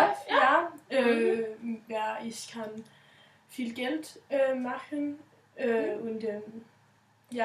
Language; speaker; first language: German; non-native, learner; Danish